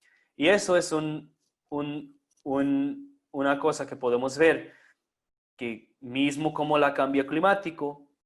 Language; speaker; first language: Spanish; non-native, fluent; English